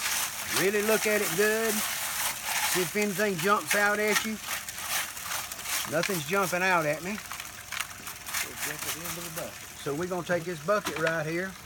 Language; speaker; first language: English; native; English